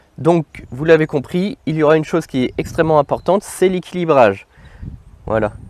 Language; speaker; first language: French; native; French